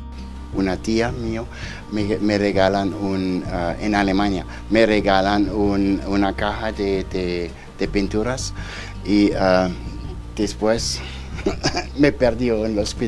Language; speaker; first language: Spanish; non-native, learner; German